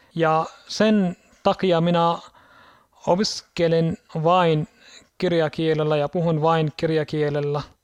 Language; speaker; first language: Finnish; non-native, learner; Arabic